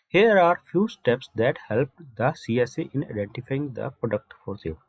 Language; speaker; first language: English; non-native, local second language; Punjabi